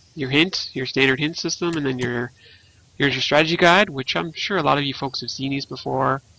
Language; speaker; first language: English; native; English